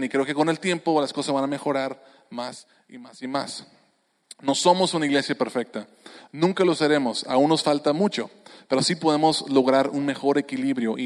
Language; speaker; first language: Spanish; native; Spanish